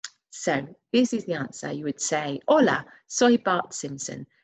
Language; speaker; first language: English; native; English